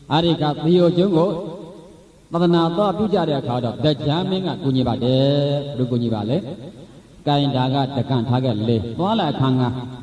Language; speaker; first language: Burmese; native; Burmese